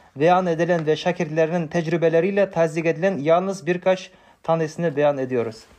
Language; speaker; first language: Turkish; non-native, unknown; Kazakh